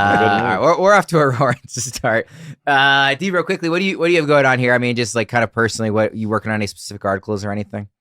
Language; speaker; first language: English; native; English